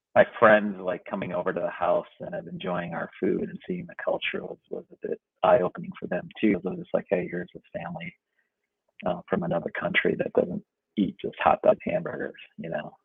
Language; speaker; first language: English; native; English